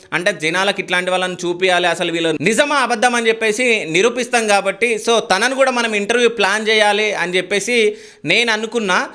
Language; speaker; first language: Telugu; native; Telugu